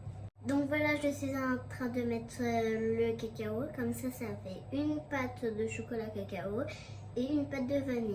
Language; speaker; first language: French; native; French